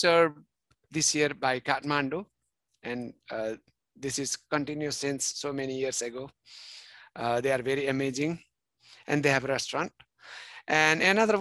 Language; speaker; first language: English; non-native, fluent; Nepali